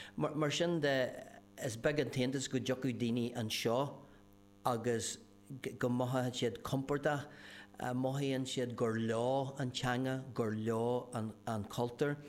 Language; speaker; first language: Irish; non-native, local second language; English